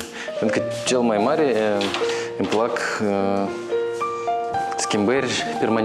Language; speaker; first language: Romanian; non-native, local second language; Russian